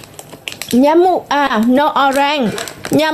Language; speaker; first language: Indonesian; non-native, learner; Vietnamese